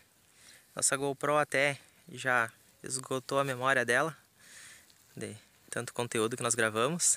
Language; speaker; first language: Portuguese; native; Portuguese